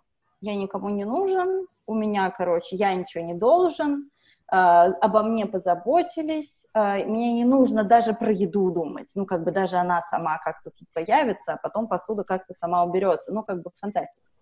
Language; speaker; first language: Russian; native; Russian